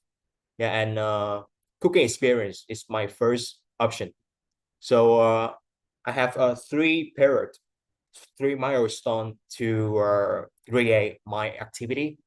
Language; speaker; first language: English; non-native, fluent; Vietnamese